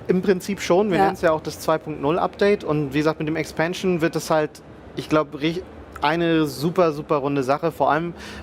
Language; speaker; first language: German; native; German